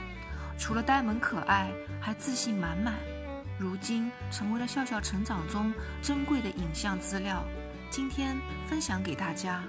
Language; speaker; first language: Chinese; native; Chinese